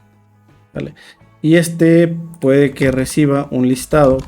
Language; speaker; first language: Spanish; native; Spanish